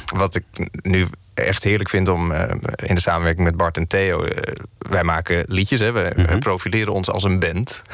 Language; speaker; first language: Dutch; native; Dutch